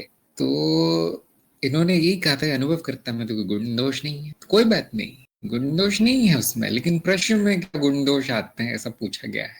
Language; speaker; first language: Hindi; native; Hindi